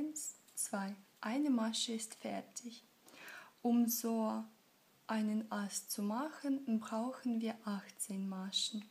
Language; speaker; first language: German; non-native, fluent; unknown